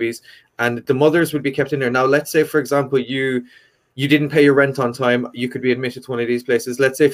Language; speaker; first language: English; native; English